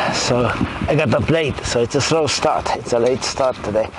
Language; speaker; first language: English; non-native, fluent; Japanese